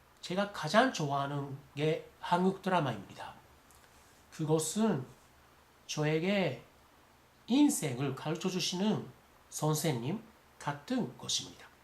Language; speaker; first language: Korean; non-native, learner; Japanese